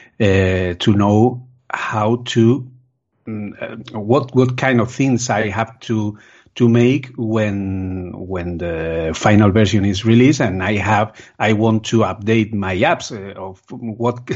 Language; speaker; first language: English; non-native, fluent; Spanish